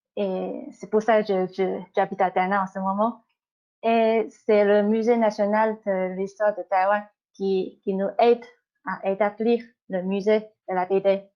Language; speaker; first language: French; non-native, fluent; Chinese